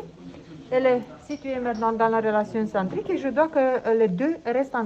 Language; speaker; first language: French; non-native, fluent; Romanian